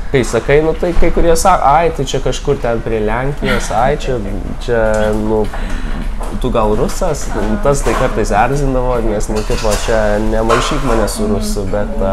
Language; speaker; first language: Lithuanian; early bilingual, heritage; Lithuanian